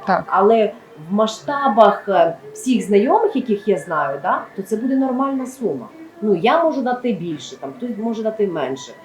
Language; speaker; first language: Ukrainian; native; Ukrainian